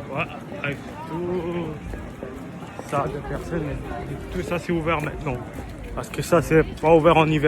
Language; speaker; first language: French; native; French